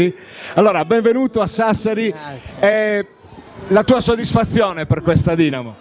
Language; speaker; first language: Italian; native; Italian